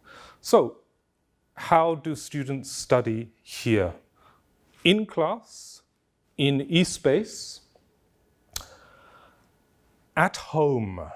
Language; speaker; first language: English; non-native, fluent; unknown